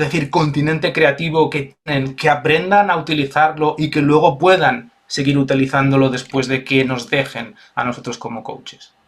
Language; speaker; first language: Spanish; native; Spanish